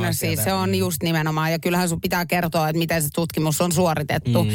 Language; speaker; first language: Finnish; native; Finnish